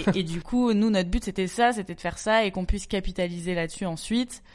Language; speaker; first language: French; native; French